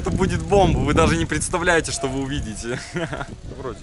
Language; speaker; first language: Russian; native; Russian